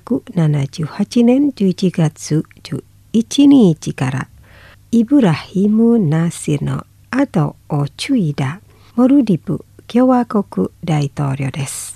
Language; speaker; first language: Japanese; non-native, fluent; Indonesian